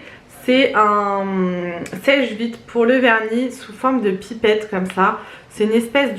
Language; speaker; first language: French; native; French